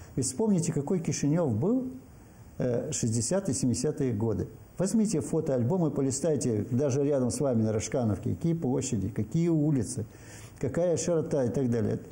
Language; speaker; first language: Russian; native; Russian